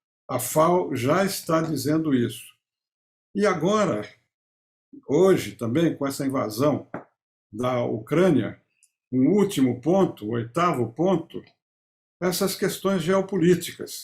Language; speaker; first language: Portuguese; native; Portuguese